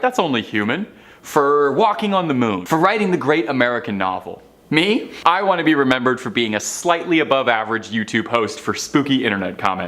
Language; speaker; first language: English; native; English